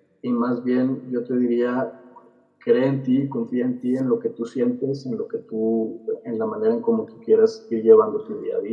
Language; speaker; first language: Spanish; native; Spanish